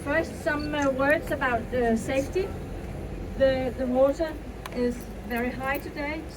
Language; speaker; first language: English; non-native, fluent; Danish